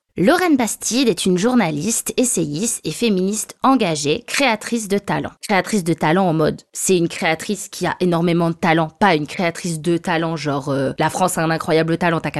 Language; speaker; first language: French; native; French